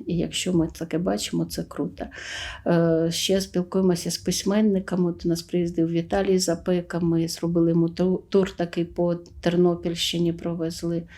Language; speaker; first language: Ukrainian; native; Ukrainian